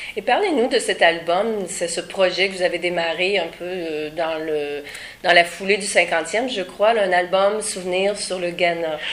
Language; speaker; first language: French; native; French